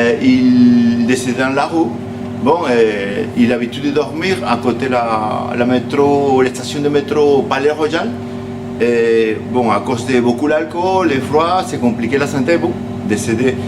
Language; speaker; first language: French; non-native, learner; Spanish